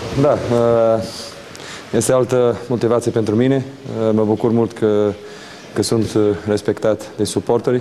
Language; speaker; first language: Romanian; non-native, fluent; Portuguese